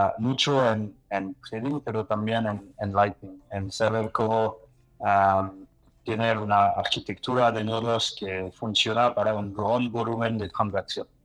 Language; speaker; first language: Spanish; non-native, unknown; French